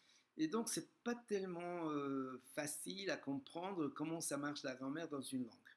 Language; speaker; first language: French; non-native, fluent; Spanish